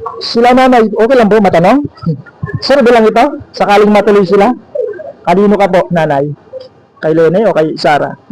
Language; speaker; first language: Filipino; non-native, local second language; Bikol